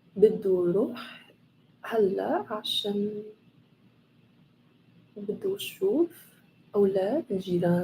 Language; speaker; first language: Arabic; non-native, learner; English